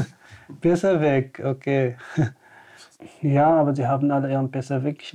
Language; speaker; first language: German; non-native, fluent; Tamasheq